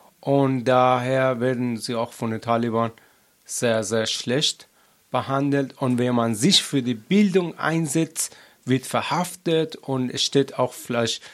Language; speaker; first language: German; non-native, learner; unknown